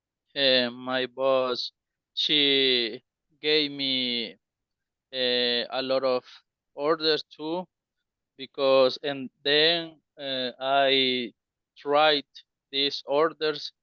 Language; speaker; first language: English; non-native, learner; Spanish